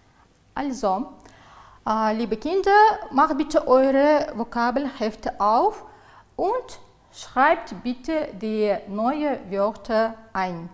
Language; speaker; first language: German; non-native, fluent; Uzbek